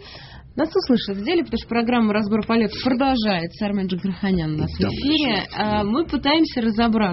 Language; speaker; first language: Russian; native; Russian